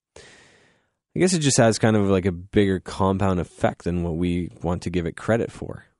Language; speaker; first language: English; native; English